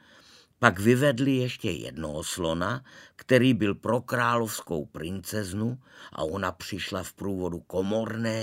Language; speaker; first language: Czech; native; Czech